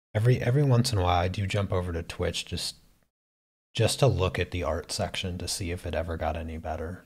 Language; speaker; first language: English; native; English